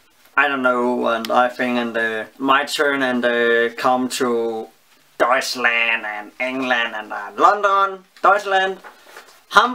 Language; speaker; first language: English; non-native, learner; Danish